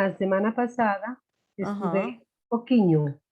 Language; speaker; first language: Portuguese; non-native, learner; Spanish